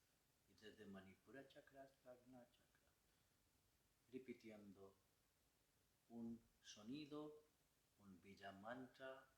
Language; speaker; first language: Spanish; non-native, learner; Bangla